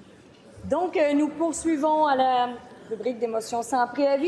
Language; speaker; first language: French; native; French